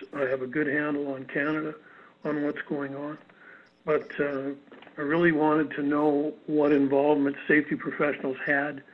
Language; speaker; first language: English; native; English